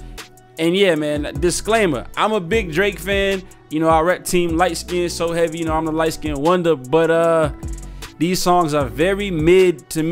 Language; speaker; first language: English; native; English